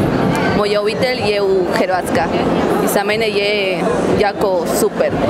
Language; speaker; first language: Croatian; non-native, learner; Spanish